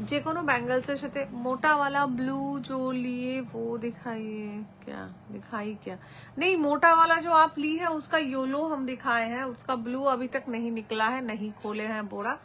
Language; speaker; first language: Hindi; non-native, local second language; Bangla